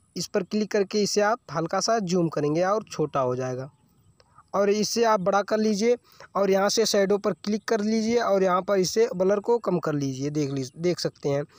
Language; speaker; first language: Hindi; native; Hindi